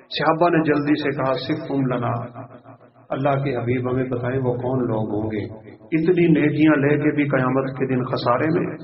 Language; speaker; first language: Urdu; non-native, local second language; Punjabi